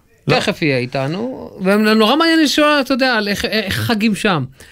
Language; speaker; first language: Hebrew; native; Hebrew